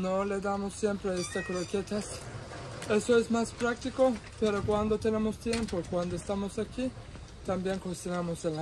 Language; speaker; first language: Spanish; non-native, fluent; Turkish